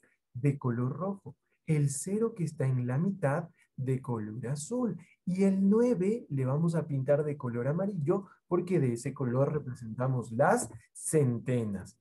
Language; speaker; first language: Spanish; native; Spanish